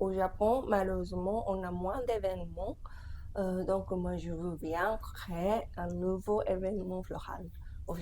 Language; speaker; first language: French; non-native, fluent; Japanese